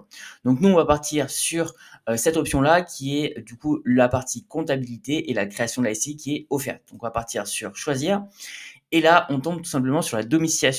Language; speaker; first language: French; native; French